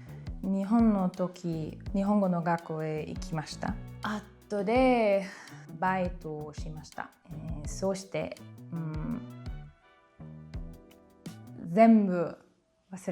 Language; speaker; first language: Japanese; non-native, learner; German